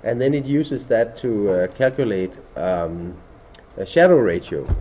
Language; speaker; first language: English; non-native, fluent; Danish